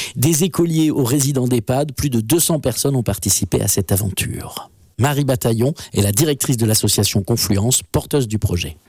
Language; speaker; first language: French; native; French